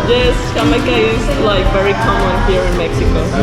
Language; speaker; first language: English; non-native, learner; Spanish